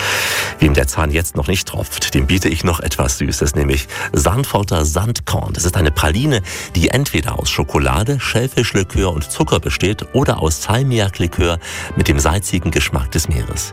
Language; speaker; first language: German; native; German